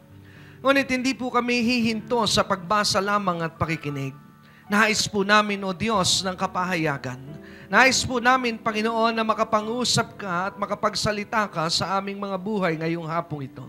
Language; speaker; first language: Filipino; native; Filipino